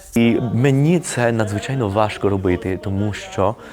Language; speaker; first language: Ukrainian; early bilingual, heritage; Spanish